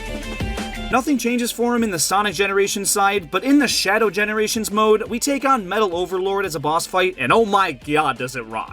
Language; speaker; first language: English; native; English